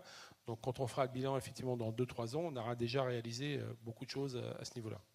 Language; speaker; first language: French; native; French